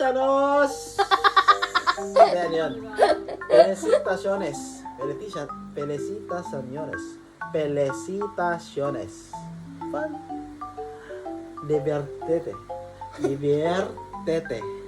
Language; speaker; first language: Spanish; non-native, learner; Filipino